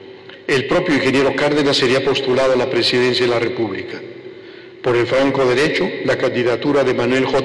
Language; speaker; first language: Spanish; native; Spanish